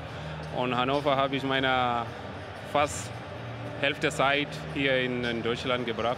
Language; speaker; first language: German; non-native, learner; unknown